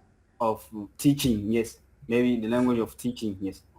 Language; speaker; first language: English; non-native, fluent; French